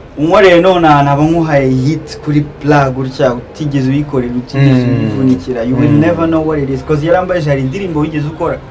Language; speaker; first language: Kinyarwanda; native; Kinyarwanda